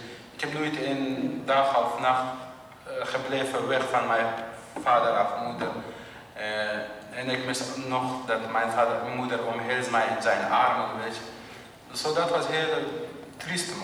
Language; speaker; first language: Dutch; non-native, learner; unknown